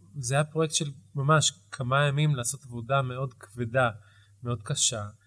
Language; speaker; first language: Hebrew; early bilingual, heritage; Hebrew